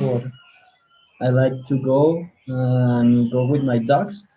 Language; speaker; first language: English; non-native, learner; Spanish